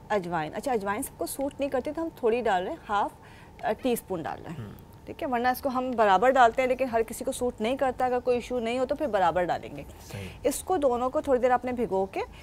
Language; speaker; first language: Urdu; native; Urdu